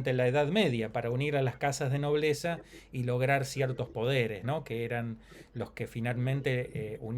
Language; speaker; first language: Spanish; native; Spanish